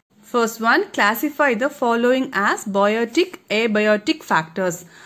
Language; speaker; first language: English; non-native, local second language; Tamil